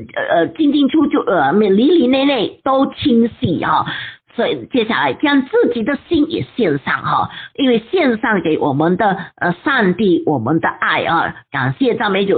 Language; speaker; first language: Chinese; native; Chinese